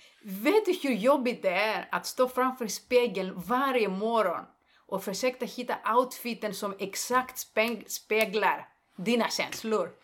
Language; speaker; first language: Swedish; non-native, fluent; Greek